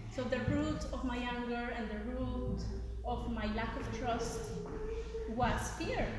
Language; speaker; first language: English; non-native, fluent; Spanish